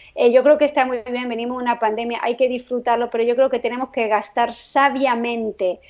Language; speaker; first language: Spanish; native; Spanish